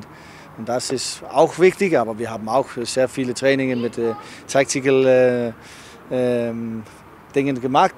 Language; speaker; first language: German; non-native, fluent; Danish